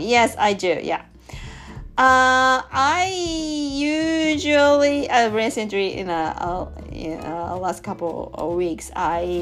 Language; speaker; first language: English; non-native, learner; Japanese